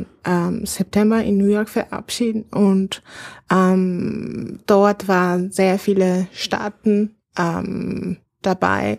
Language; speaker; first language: German; non-native, fluent; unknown